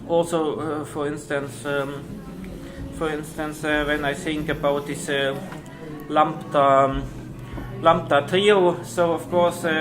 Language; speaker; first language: English; non-native, fluent; Estonian